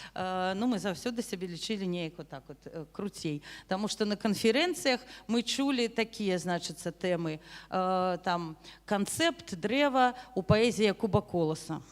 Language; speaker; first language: Belarusian; non-native, local second language; Russian